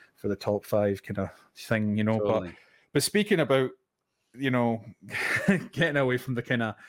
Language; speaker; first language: English; native; English